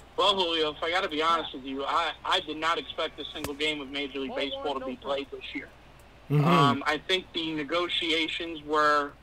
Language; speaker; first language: English; native; English